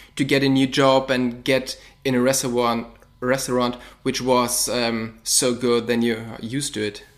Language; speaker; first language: English; non-native, fluent; German